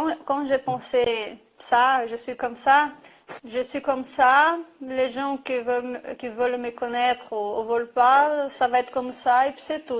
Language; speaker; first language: French; non-native, fluent; Portuguese